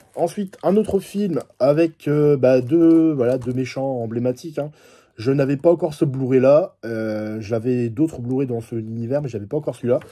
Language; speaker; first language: French; native; French